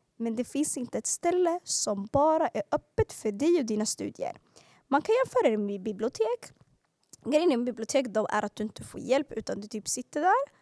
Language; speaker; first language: Swedish; early bilingual, other home language; Arabic